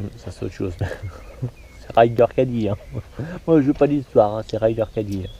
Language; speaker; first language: French; native; French